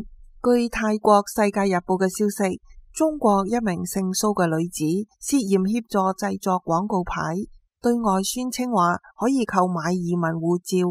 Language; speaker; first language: Chinese; non-native, local second language; Cantonese